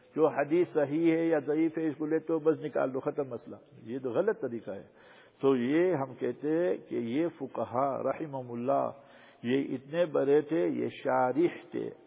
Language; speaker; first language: Urdu; non-native, local second language; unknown